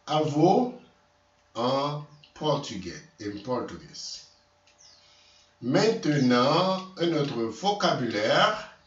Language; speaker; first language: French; non-native, local second language; Haitian Creole